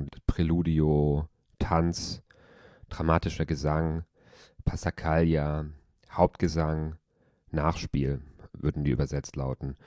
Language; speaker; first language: German; native; German